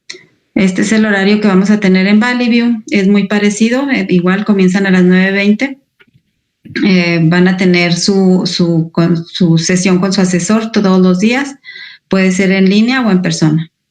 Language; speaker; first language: Spanish; native; Spanish